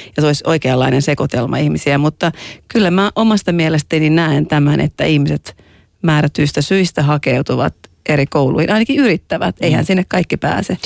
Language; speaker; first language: Finnish; native; Finnish